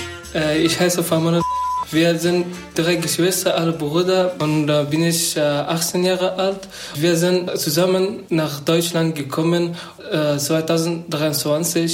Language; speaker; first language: German; non-native, learner; Persian